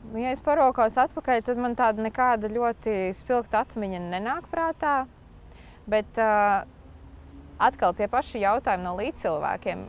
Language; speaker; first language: Latvian; native; Latvian